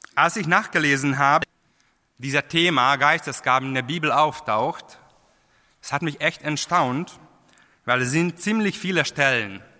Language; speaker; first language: German; non-native, fluent; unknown